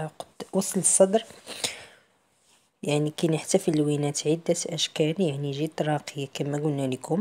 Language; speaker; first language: Arabic; native; Arabic